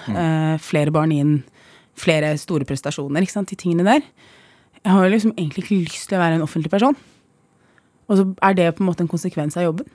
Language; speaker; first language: Norwegian; early bilingual, other home language; Arabic